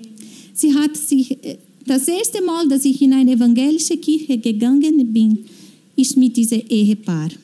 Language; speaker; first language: German; non-native, fluent; Portuguese